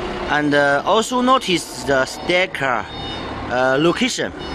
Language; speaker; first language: English; non-native, learner; Chinese